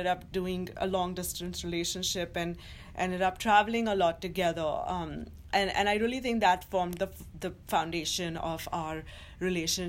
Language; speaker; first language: English; non-native, local second language; Hindi